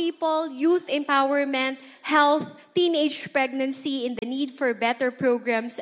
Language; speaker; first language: English; non-native, local second language; Bikol